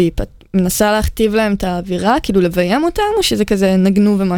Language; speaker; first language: Hebrew; native; Hebrew